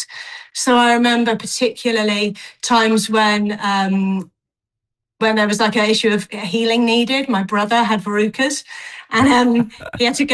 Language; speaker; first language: English; native; English